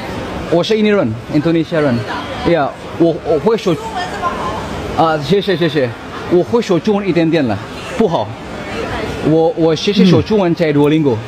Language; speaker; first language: Chinese; non-native, learner; Indonesian